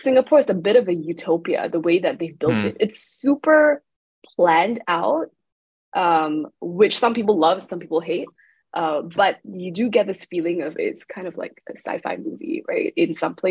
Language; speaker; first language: English; non-native, local second language; Chinese